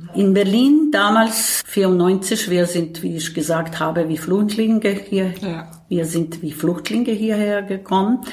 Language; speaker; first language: German; non-native, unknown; Bosnian